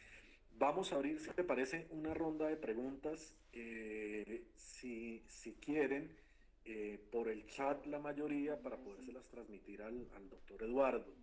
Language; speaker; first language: Spanish; native; Spanish